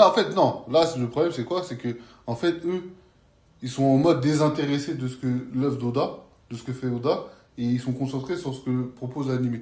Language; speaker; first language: French; native; French